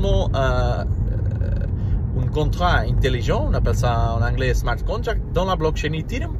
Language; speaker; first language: French; non-native, learner; Portuguese